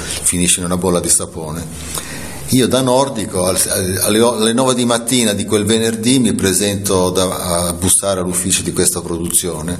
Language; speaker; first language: Italian; native; Italian